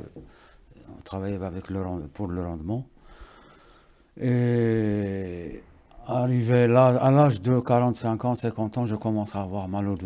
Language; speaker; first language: French; non-native, local second language; Arabic